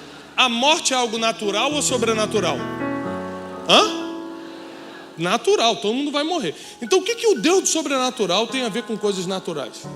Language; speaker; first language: Portuguese; native; Portuguese